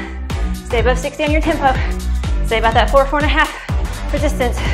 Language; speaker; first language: English; native; English